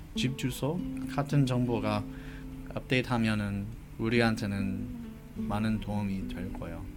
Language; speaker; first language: Korean; non-native, fluent; English